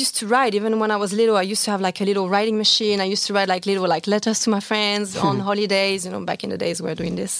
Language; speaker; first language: English; non-native, fluent; French